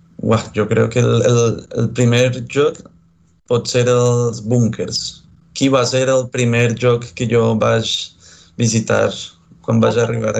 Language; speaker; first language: Catalan; non-native, fluent; Spanish